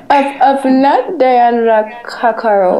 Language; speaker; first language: Hindi; non-native, learner; Persian